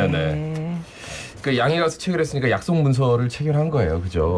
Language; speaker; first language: Korean; native; Korean